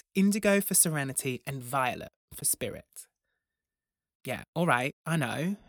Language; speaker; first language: English; native; English